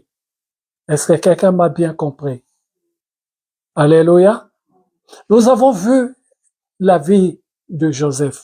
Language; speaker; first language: French; non-native, local second language; Lingala